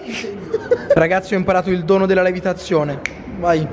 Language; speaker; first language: Italian; native; Italian